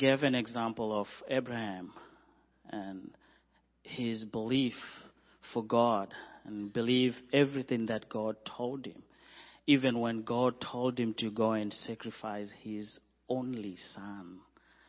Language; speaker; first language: English; non-native, local second language; Shona